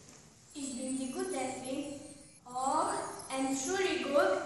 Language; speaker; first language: German; non-native, learner; Polish